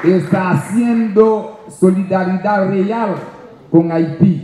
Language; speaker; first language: Spanish; non-native, learner; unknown